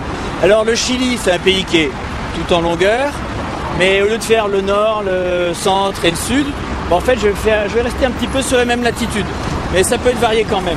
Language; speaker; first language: French; native; French